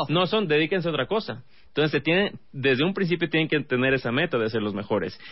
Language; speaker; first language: Spanish; native; Spanish